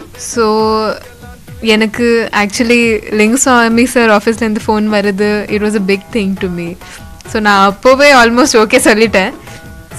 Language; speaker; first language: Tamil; non-native, learner; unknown